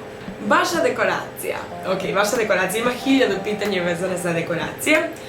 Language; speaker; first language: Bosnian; non-native, fluent; Spanish